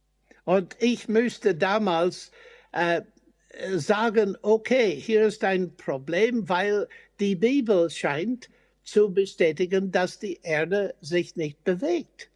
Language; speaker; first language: German; non-native, fluent; English